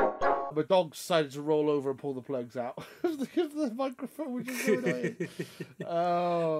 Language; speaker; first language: English; native; English